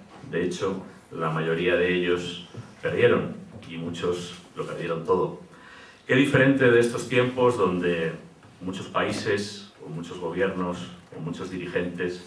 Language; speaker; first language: Spanish; native; Spanish